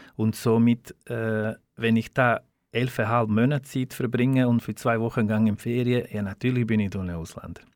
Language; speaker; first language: German; non-native, fluent; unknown